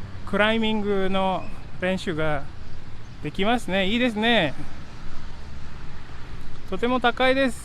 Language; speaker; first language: Japanese; non-native, fluent; Indonesian